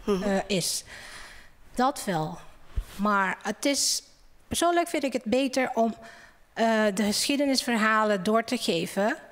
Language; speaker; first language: Dutch; non-native, fluent; Indonesian